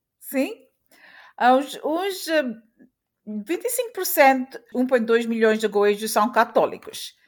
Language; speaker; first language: Portuguese; early bilingual, heritage; Portuguese